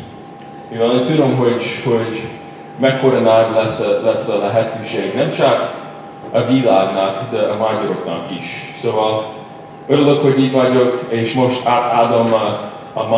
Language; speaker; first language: Hungarian; non-native, learner; English